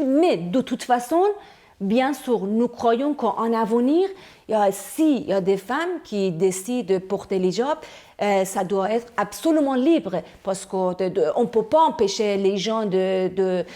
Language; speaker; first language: French; non-native, fluent; Persian